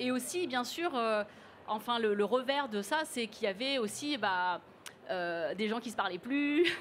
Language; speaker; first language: French; early bilingual, other home language; Cantonese